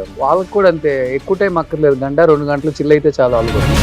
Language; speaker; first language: Telugu; native; Telugu